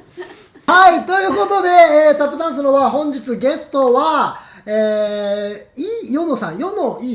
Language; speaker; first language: Japanese; native; Japanese